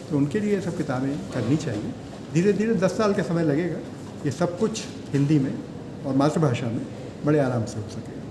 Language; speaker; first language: Hindi; native; Hindi